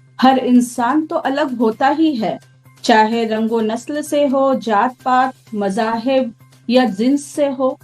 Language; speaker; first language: Urdu; native; Urdu